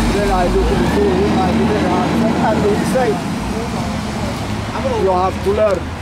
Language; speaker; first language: English; non-native, learner; Amharic